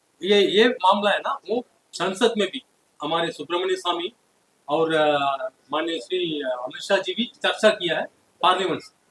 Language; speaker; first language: Hindi; non-native, learner; Tamil